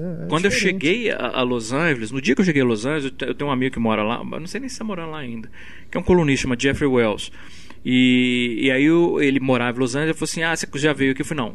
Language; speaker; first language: Portuguese; native; Portuguese